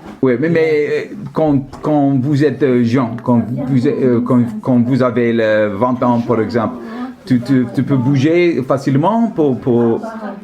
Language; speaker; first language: French; non-native, learner; English